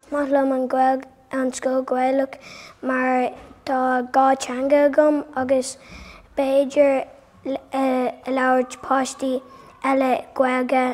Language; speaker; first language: Irish; non-native, local second language; English